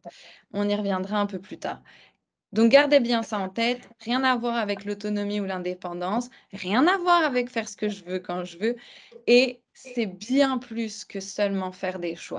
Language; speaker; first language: French; native; French